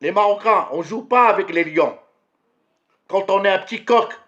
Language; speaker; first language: French; non-native, local second language; Arabic